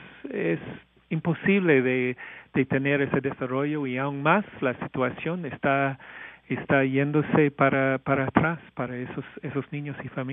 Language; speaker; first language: Spanish; non-native, fluent; English